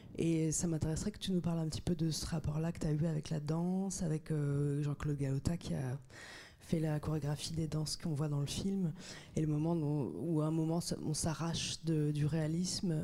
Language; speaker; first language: French; native; French